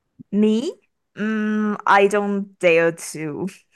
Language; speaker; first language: English; non-native, learner; Chinese